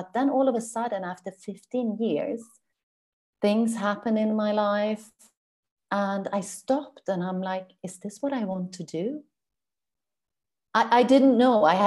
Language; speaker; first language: English; non-native, fluent; Swedish